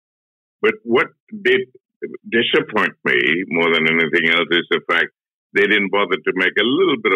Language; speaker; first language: English; non-native, local second language; Tamil